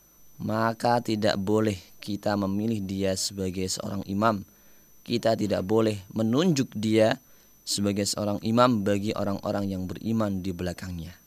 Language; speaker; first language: Indonesian; native; Indonesian